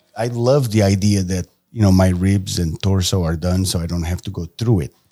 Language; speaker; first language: English; non-native, fluent; Portuguese